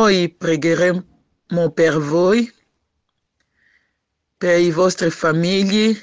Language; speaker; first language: Italian; non-native, learner; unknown